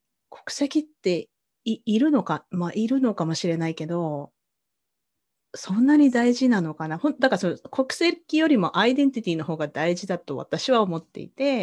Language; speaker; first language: Japanese; native; Japanese